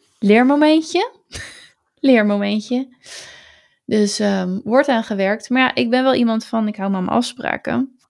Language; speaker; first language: Dutch; native; Dutch